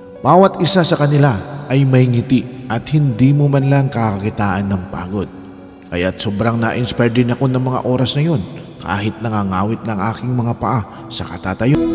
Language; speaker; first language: Filipino; native; Filipino